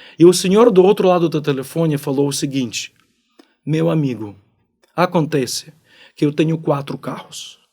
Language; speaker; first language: Portuguese; non-native, fluent; Ukrainian